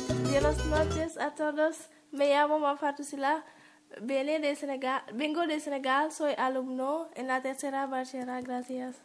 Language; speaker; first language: Spanish; non-native, learner; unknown